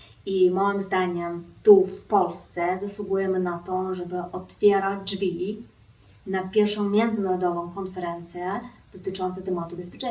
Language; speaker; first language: Polish; non-native, fluent; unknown